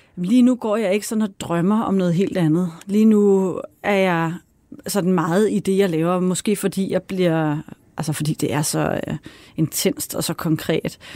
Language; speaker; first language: Danish; native; Danish